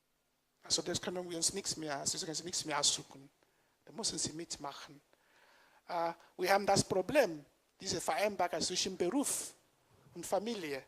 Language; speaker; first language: German; non-native, fluent; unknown